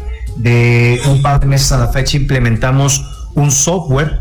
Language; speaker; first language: Spanish; native; Spanish